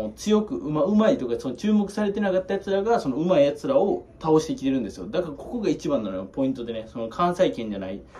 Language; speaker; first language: Japanese; native; Japanese